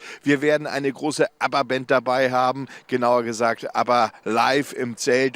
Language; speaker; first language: German; native; German